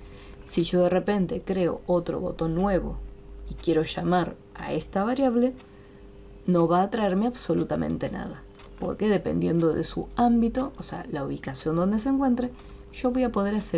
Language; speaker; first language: Spanish; native; Spanish